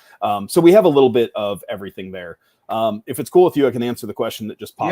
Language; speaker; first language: English; native; English